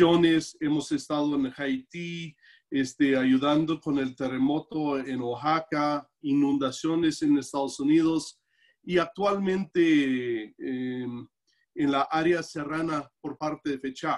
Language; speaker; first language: Spanish; non-native, local second language; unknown